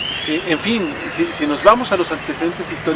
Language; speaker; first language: Spanish; native; Spanish